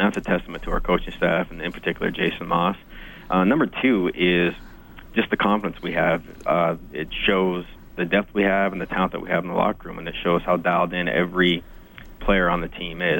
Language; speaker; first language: English; native; English